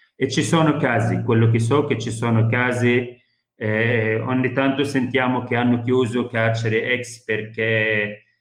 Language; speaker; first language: Italian; non-native, fluent; Arabic